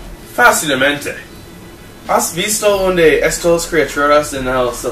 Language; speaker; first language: Spanish; non-native, learner; English